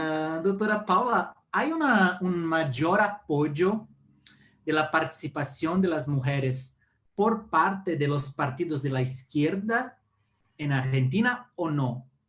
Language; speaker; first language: Spanish; non-native, fluent; Portuguese